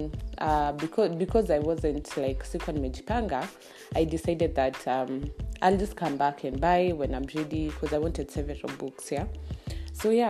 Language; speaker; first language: English; non-native, local second language; Swahili